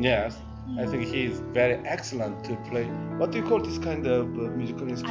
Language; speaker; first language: English; non-native, learner; Korean